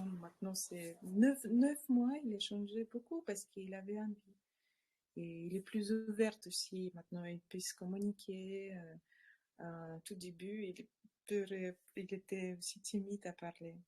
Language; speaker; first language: French; non-native, learner; Russian